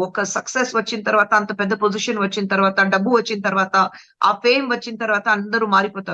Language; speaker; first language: Telugu; non-native, local second language; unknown